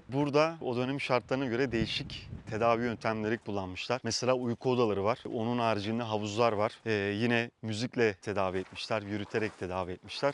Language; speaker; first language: Turkish; native; Turkish